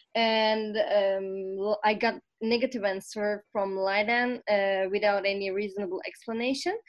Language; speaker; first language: English; non-native, fluent; Turkish